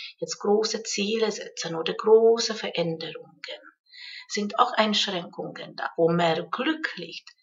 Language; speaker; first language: German; non-native, fluent; Hungarian